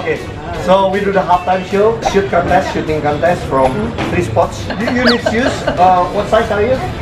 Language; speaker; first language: English; non-native, fluent; Indonesian